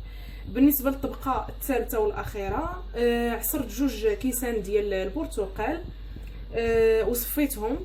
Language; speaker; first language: Arabic; native; Arabic